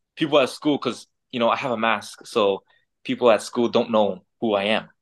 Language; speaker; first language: English; native; English